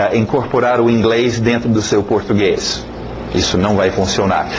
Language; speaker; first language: Portuguese; non-native, fluent; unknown